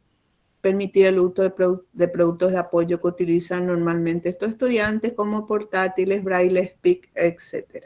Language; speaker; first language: Spanish; native; Spanish